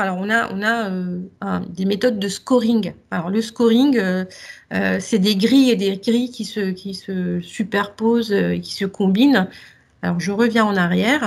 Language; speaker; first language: French; native; French